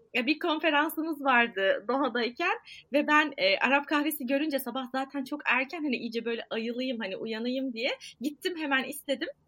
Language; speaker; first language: Turkish; native; Turkish